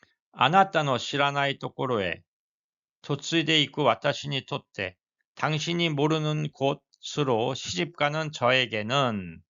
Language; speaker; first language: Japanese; non-native, fluent; Korean